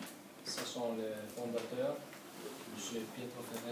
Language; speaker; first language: French; non-native, learner; Italian